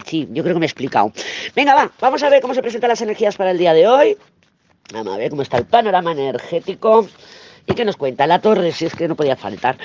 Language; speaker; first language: Spanish; native; Spanish